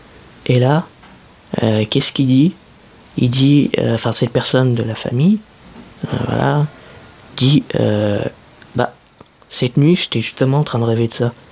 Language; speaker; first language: French; native; French